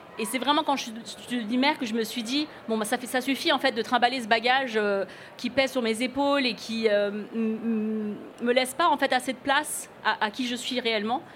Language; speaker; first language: French; early bilingual, other home language; Cantonese